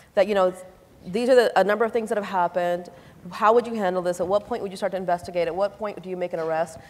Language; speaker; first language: English; native; English